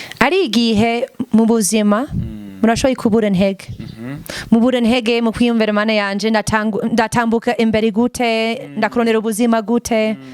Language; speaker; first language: Rundi; non-native, fluent; English